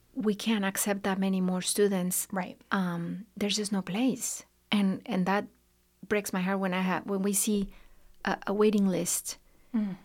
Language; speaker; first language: English; non-native, fluent; Spanish